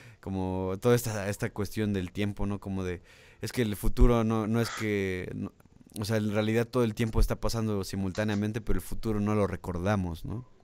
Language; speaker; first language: Spanish; native; Spanish